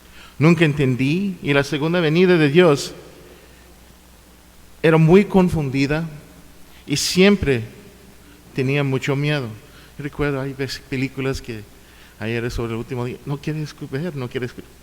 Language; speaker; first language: Spanish; non-native, fluent; English